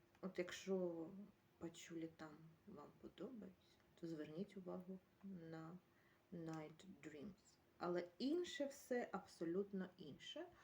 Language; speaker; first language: Ukrainian; native; Ukrainian